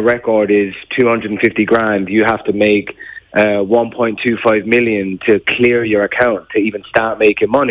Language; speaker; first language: English; native; English